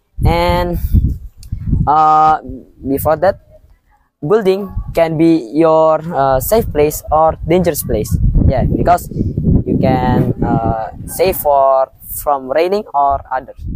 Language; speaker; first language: English; non-native, learner; Indonesian